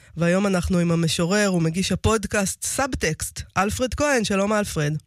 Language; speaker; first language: Hebrew; native; Hebrew